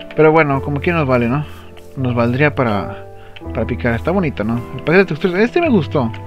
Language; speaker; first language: Spanish; native; Spanish